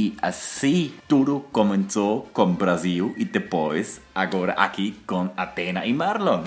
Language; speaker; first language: Spanish; non-native, learner; German